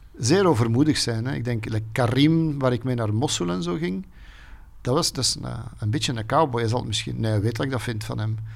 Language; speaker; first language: Dutch; native; Dutch